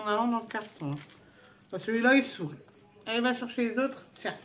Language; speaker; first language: French; native; French